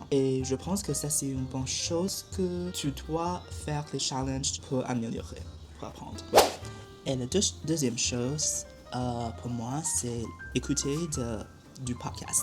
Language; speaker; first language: French; non-native, learner; Chinese